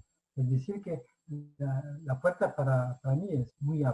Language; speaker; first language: Spanish; non-native, fluent; French